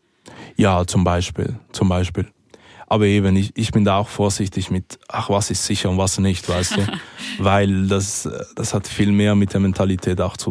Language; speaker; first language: German; early bilingual, other home language; Spanish